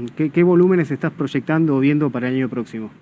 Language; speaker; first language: Spanish; native; Spanish